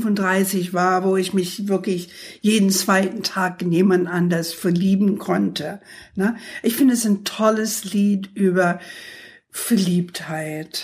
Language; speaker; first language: German; non-native, fluent; English